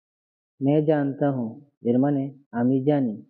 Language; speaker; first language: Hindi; non-native, learner; Bangla